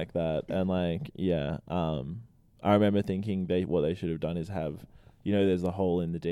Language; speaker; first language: English; native; English